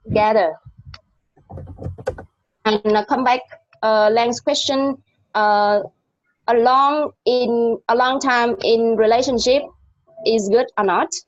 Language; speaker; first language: English; non-native, learner; Vietnamese